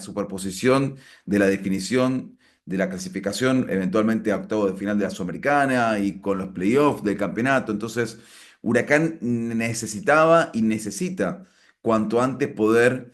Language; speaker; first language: Spanish; native; Spanish